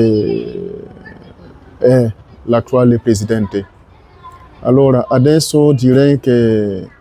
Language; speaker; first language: Italian; non-native, learner; French